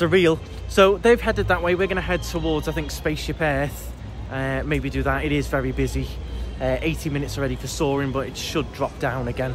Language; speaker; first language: English; native; English